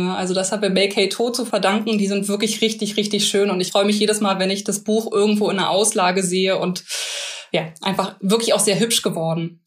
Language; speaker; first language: German; native; German